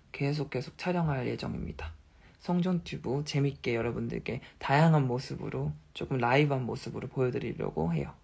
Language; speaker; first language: Korean; native; Korean